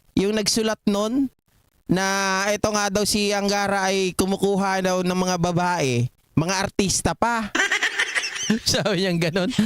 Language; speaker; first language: Filipino; non-native, local second language; Iloko